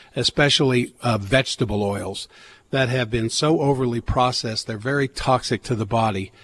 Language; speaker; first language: English; native; English